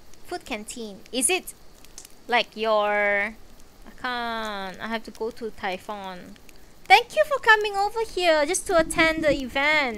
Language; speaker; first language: English; non-native, local second language; Cantonese